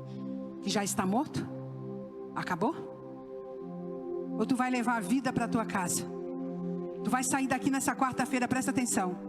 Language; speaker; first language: Portuguese; native; Portuguese